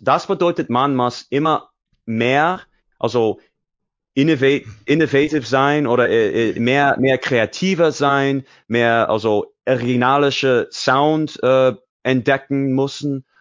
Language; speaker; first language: German; non-native, learner; English